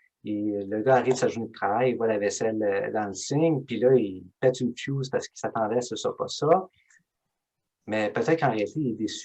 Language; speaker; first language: French; native; French